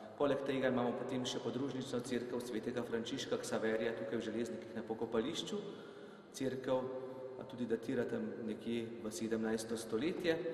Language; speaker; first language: Slovenian; native; Slovenian